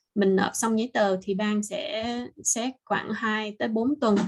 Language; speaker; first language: Vietnamese; early bilingual, heritage; Vietnamese